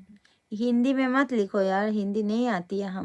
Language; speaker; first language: Hindi; non-native, local second language; Bangla